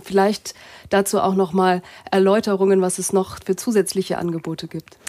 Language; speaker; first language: German; native; German